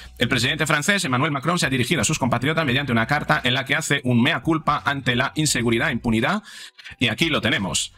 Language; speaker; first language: Spanish; non-native, fluent; Italian